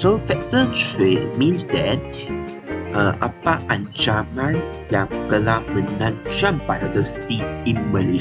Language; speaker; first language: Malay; non-native, local second language; Chinese